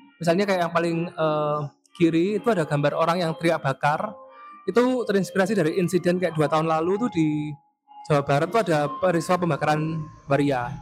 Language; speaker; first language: Indonesian; native; Indonesian